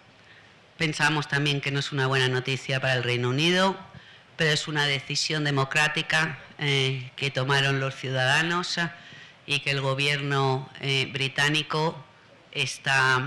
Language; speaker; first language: Spanish; native; Spanish